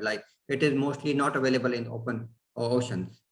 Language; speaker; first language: English; non-native, fluent; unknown